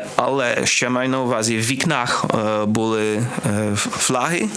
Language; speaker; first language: Ukrainian; non-native, learner; Polish